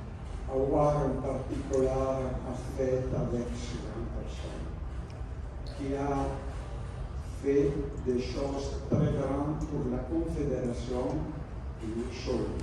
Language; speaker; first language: French; non-native, learner; Italian